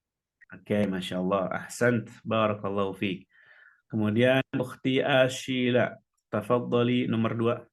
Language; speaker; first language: Indonesian; native; Indonesian